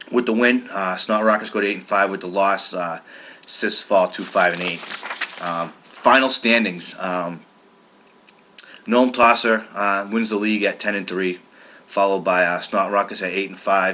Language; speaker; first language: English; native; English